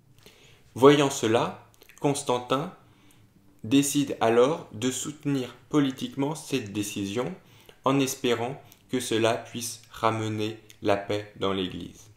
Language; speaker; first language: French; native; French